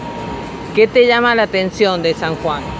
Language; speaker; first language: Spanish; native; Spanish